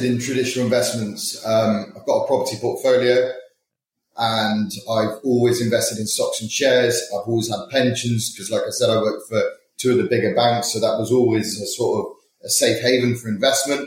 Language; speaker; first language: English; native; English